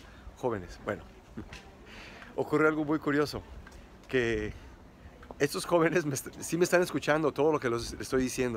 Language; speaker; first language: Spanish; native; Spanish